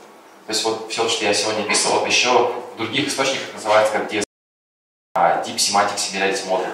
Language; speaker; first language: Russian; native; Russian